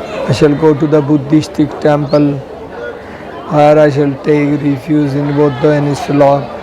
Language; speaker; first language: English; non-native, local second language; Bangla